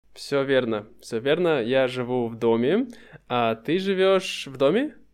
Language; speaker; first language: Russian; native; Russian